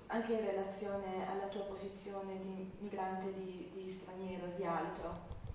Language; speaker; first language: Italian; native; Italian